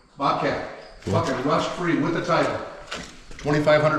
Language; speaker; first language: English; native; English